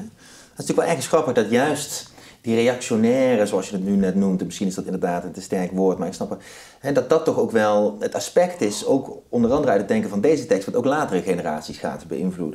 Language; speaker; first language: Dutch; native; Dutch